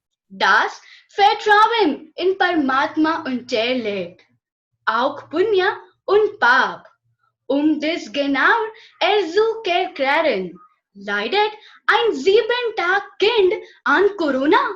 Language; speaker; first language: German; non-native, learner; Gujarati